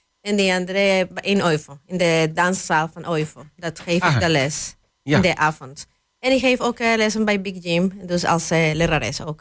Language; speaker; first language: Dutch; non-native, fluent; Spanish